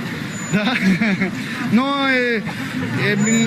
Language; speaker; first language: Russian; non-native, learner; English